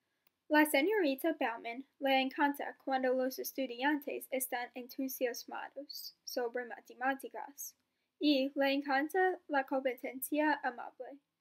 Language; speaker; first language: Spanish; non-native, learner; English